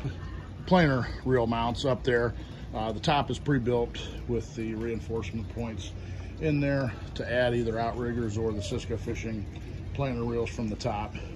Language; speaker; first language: English; native; English